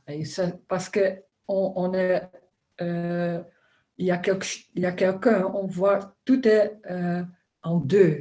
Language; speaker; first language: French; non-native, learner; Dutch